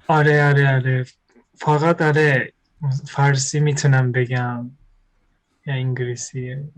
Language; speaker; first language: Persian; non-native, fluent; Japanese